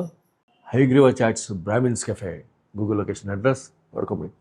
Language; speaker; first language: Kannada; native; Kannada